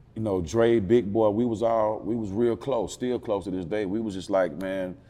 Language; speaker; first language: English; native; English